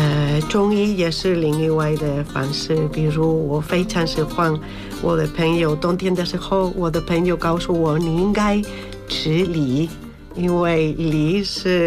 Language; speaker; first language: Chinese; non-native, learner; Spanish